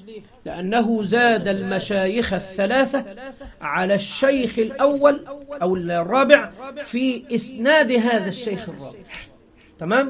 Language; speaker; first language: Arabic; native; Arabic